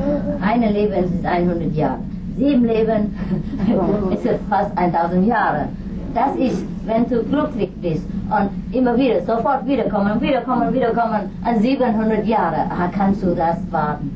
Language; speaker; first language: German; non-native, fluent; Vietnamese